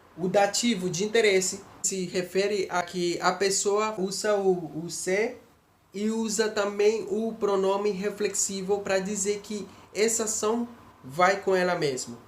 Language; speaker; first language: Portuguese; native; Portuguese